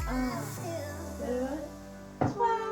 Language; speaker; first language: French; native; French